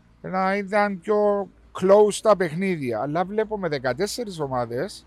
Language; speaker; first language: Greek; non-native, learner; Serbian